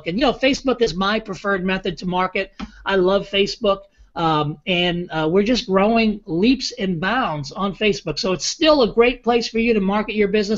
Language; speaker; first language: English; native; English